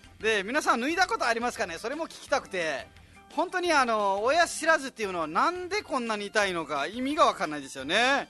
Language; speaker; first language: Japanese; non-native, fluent; Nepali